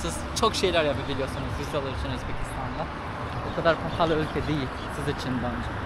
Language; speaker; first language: Turkish; non-native, learner; Uzbek